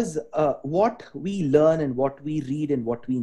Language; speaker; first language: English; non-native, local second language; Tamil